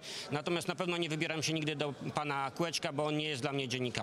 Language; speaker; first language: Polish; native; Polish